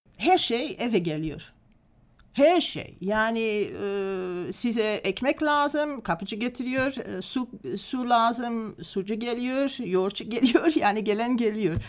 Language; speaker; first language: Turkish; non-native, fluent; Dutch